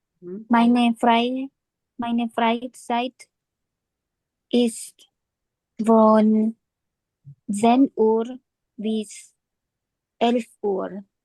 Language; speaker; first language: German; non-native, learner; Filipino